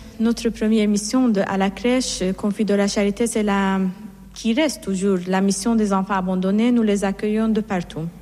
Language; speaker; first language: French; non-native, fluent; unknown